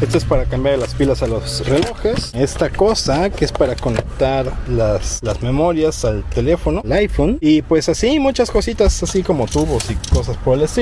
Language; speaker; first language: Spanish; native; Spanish